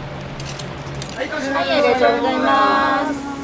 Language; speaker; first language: Japanese; native; Japanese